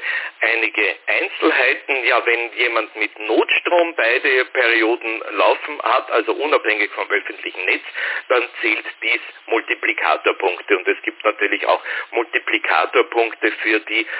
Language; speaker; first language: German; native; German